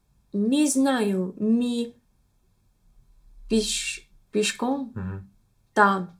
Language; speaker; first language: Russian; non-native, learner; English